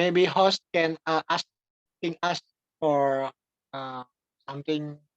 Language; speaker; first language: English; non-native, learner; Indonesian